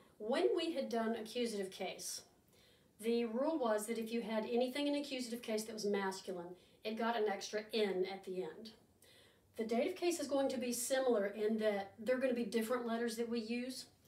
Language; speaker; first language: English; native; English